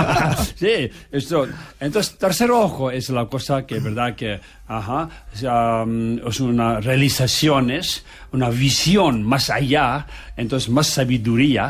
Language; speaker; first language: Spanish; non-native, learner; Tibetan